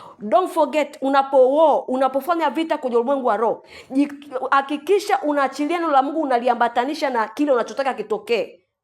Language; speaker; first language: Swahili; native; Swahili